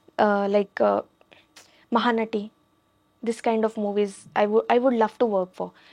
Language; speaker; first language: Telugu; non-native, learner; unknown